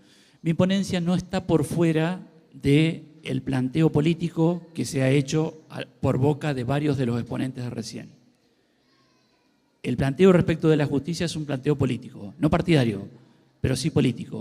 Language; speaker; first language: Spanish; native; Spanish